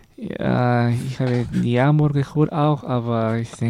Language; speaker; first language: German; non-native, learner; Spanish